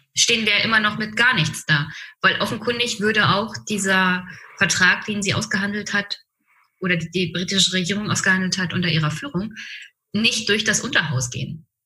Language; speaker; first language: German; native; German